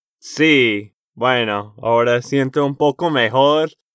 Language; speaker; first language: Spanish; non-native, fluent; English